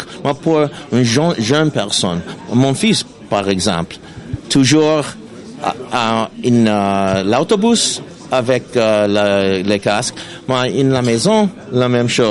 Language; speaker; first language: French; non-native, learner; English